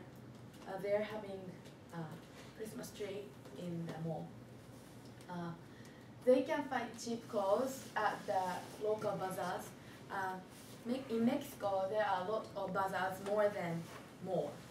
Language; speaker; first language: English; non-native, learner; Japanese